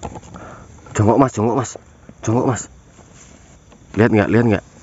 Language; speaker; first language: Indonesian; native; Indonesian